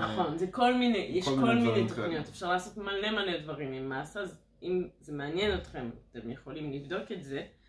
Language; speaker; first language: Hebrew; non-native, fluent; French